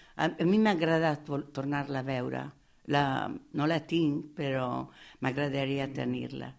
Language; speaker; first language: Catalan; non-native, fluent; Italian